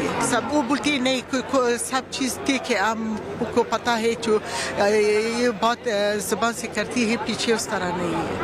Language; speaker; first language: Hindi; non-native, learner; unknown